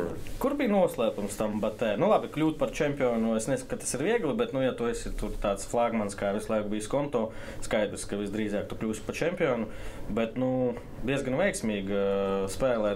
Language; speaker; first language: Latvian; native; Latvian